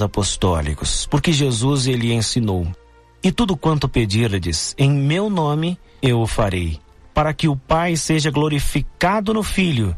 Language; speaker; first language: Portuguese; native; Portuguese